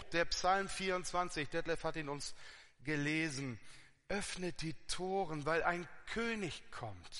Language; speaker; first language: German; native; German